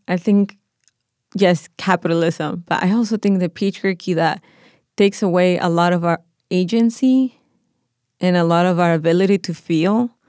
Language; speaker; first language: English; non-native, fluent; Spanish